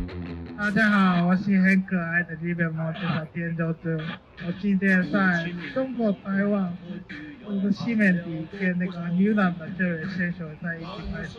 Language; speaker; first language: Chinese; non-native, fluent; Japanese